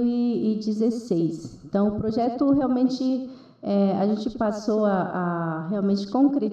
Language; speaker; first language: Portuguese; non-native, local second language; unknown